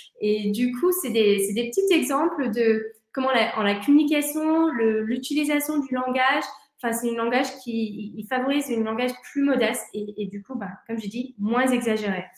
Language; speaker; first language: French; early bilingual, heritage; English